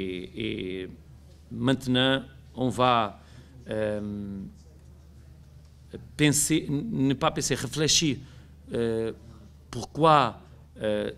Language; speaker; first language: French; non-native, learner; Portuguese